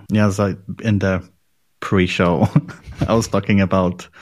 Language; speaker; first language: English; non-native, fluent; Polish